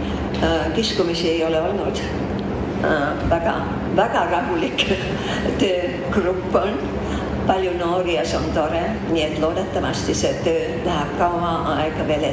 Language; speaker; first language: Estonian; early bilingual, heritage; Estonian